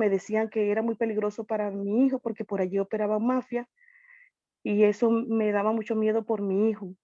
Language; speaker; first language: Spanish; native; Spanish